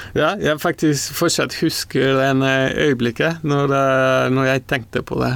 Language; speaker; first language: Norwegian; non-native, fluent; Spanish